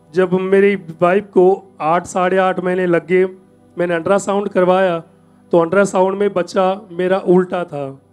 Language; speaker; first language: Hindi; native; Hindi